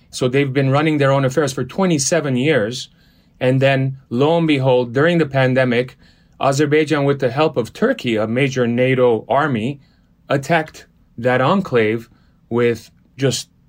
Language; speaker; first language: English; early bilingual, other home language; Armenian